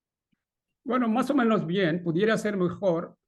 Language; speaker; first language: Spanish; non-native, fluent; Bangla